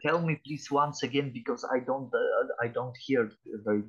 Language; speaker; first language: English; non-native, learner; Polish